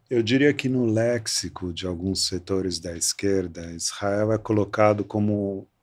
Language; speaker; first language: Portuguese; early bilingual, other home language; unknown